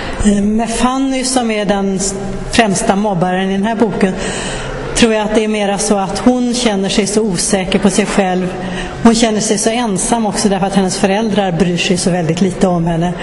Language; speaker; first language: Swedish; native; Swedish